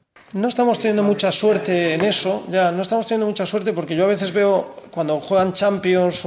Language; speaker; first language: Spanish; native; Spanish